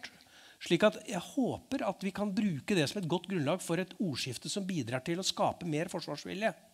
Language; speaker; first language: Norwegian; native; Norwegian